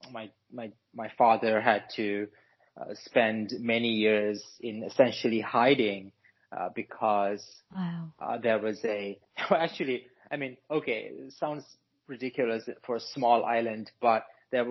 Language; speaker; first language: English; non-native, local second language; Sinhala